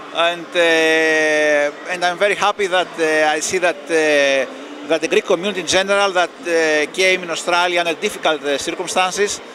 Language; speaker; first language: English; non-native, fluent; Greek